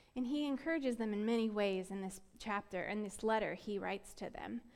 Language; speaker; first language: English; native; English